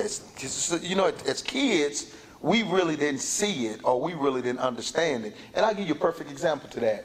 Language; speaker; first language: English; native; English